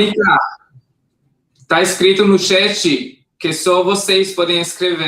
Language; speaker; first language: Portuguese; non-native, fluent; Hebrew